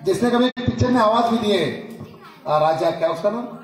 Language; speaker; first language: Hindi; non-native, local second language; Marathi